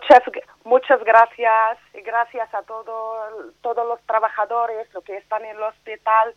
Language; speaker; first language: Spanish; non-native, learner; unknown